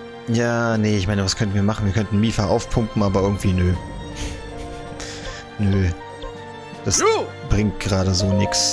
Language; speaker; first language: German; native; German